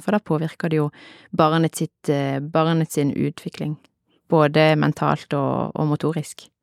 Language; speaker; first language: Norwegian; native; Norwegian